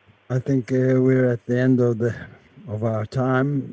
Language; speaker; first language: English; non-native, fluent; Turkish